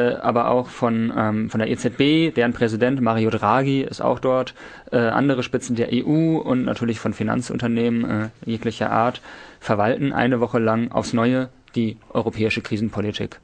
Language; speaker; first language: German; native; German